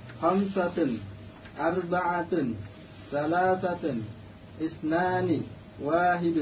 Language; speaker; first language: Arabic; non-native, learner; Indonesian